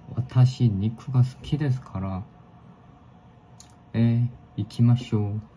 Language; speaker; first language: Japanese; non-native, learner; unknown